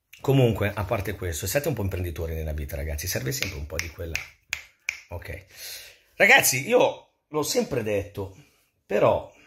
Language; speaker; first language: Italian; native; Italian